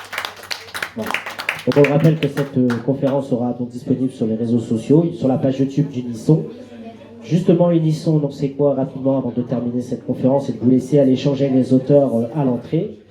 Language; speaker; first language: French; native; French